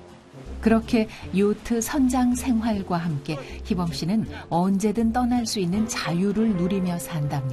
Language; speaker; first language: Korean; native; Korean